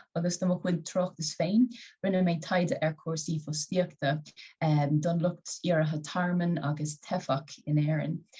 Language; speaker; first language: Irish; native; Irish